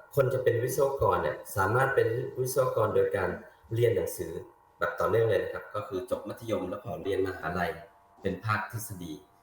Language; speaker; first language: Thai; native; Thai